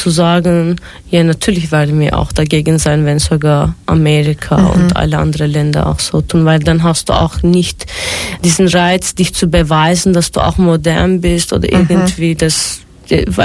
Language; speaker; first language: German; non-native, fluent; Turkish